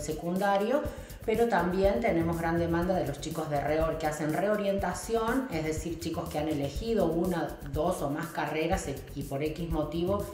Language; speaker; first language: Spanish; native; Spanish